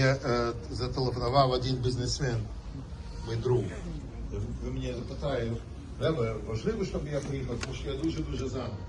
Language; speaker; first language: Ukrainian; non-native, learner; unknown